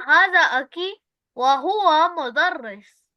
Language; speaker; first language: Arabic; non-native, learner; Urdu